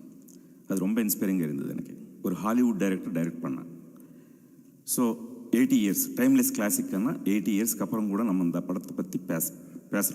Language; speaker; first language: Tamil; non-native, fluent; Telugu